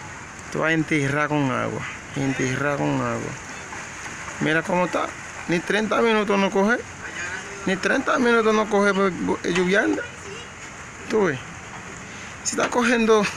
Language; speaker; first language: Spanish; non-native, learner; Haitian Creole